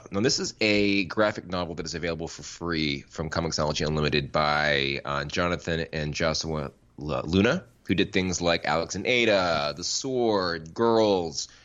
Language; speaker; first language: English; native; English